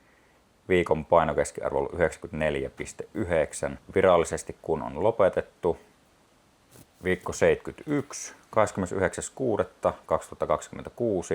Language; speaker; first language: Finnish; native; Finnish